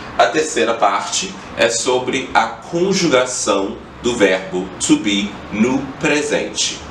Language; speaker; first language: Portuguese; non-native, fluent; English